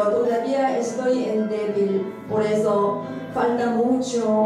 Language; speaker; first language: Spanish; non-native, learner; Korean